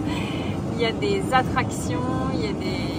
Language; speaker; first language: French; native; French